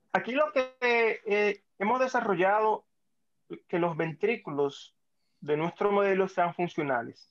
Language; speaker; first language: Spanish; native; Spanish